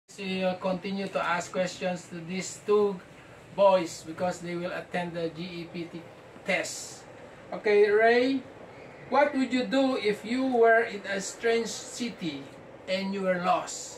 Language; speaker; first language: English; non-native, fluent; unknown